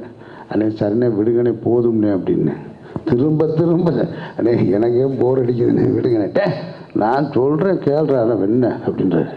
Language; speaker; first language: Tamil; native; Tamil